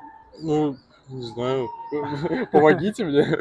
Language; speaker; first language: Russian; native; Russian